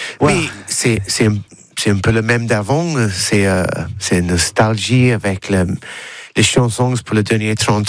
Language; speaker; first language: French; non-native, learner; English